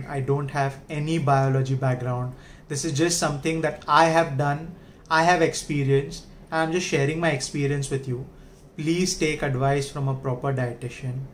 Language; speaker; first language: English; non-native, local second language; Hindi